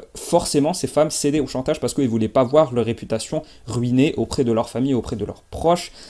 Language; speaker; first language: French; non-native, local second language; Arabic